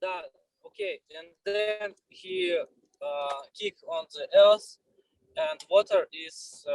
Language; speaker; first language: English; non-native, learner; Russian